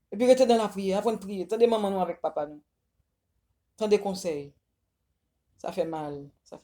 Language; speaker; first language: French; non-native, local second language; Haitian Creole